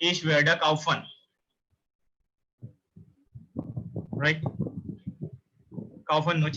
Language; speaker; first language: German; non-native, learner; Hindi